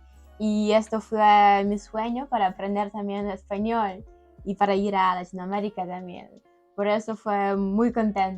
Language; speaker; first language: Spanish; non-native, fluent; Ukrainian